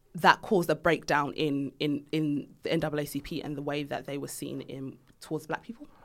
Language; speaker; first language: English; native; English